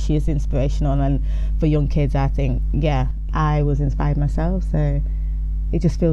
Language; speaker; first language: English; native; English